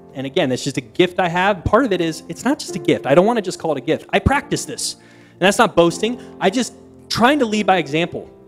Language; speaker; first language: English; native; English